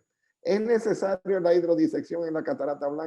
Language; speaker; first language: Spanish; native; Spanish